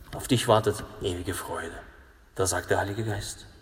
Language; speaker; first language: German; non-native, fluent; Russian